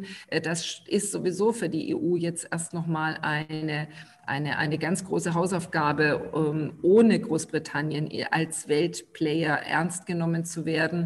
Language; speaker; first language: German; native; German